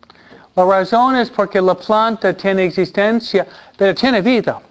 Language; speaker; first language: Spanish; non-native, fluent; English